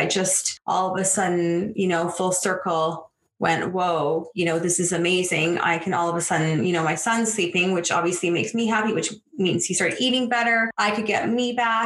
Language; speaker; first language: English; native; English